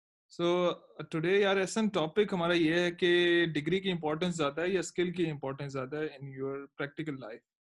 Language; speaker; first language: Urdu; native; Urdu